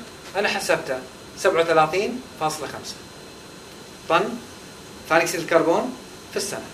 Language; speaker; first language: Arabic; native; Arabic